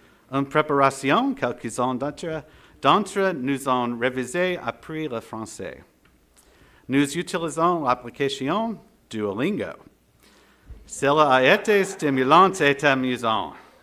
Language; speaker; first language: French; non-native, learner; English